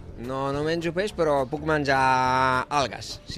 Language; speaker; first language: Catalan; non-native, fluent; Italian